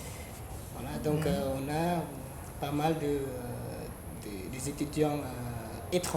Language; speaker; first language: French; non-native, fluent; Khmer